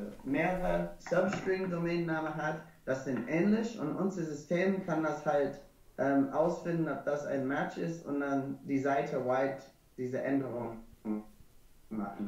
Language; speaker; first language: German; non-native, learner; English